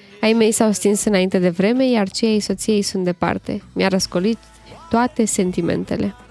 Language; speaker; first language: Romanian; native; Romanian